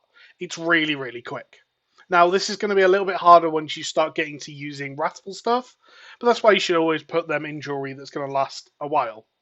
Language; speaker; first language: English; native; English